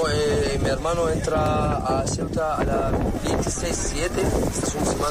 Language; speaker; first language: Spanish; non-native, learner; Arabic